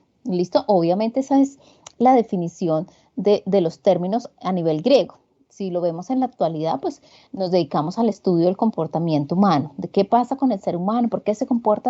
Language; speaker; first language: Spanish; native; Spanish